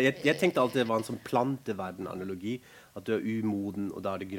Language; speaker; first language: Norwegian; non-native, fluent; German